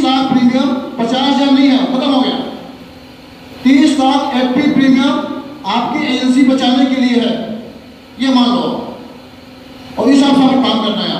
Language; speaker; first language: Hindi; native; Hindi